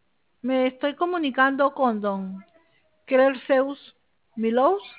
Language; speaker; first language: Spanish; native; Spanish